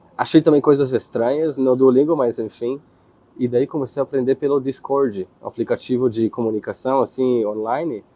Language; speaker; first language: Portuguese; non-native, fluent; Hebrew